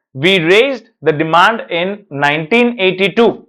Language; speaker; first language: English; non-native, local second language; Gujarati